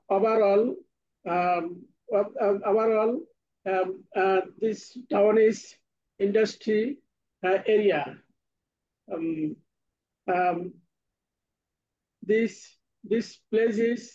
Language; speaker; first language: English; non-native, learner; Bangla